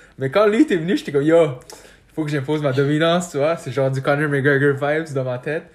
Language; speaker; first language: French; early bilingual, other home language; Persian